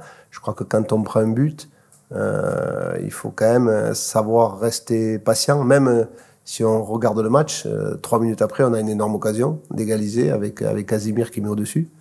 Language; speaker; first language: French; native; French